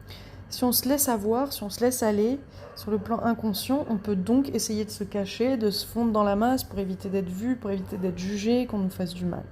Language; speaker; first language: French; native; French